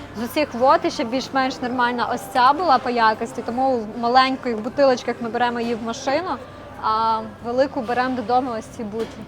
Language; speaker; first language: Ukrainian; non-native, local second language; Russian